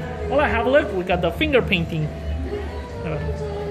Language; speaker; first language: English; non-native, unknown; Spanish